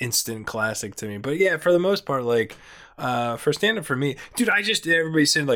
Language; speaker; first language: English; native; English